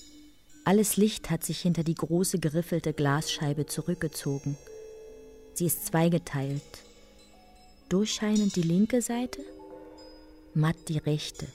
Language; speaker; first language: German; native; German